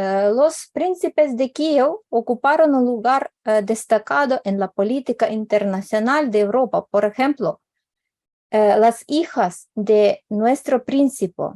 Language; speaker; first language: Spanish; non-native, fluent; Ukrainian